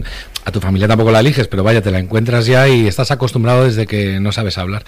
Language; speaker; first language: Spanish; native; Spanish